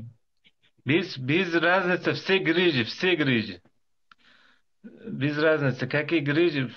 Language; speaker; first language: Russian; non-native, local second language; Uzbek